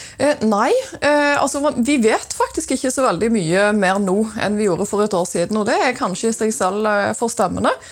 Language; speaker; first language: Norwegian; native; Norwegian